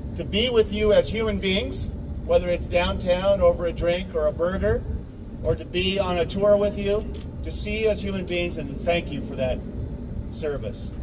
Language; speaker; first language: English; native; English